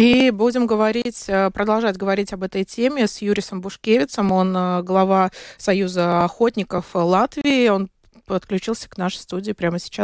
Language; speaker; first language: Russian; native; Russian